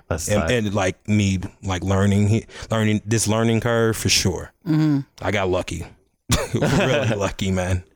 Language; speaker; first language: English; native; English